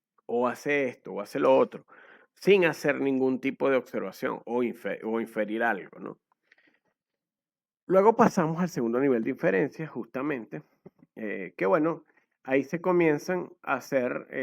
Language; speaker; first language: Spanish; native; Spanish